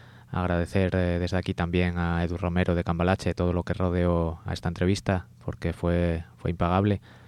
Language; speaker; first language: Spanish; native; Spanish